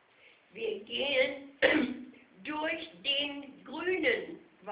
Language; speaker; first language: German; non-native, fluent; English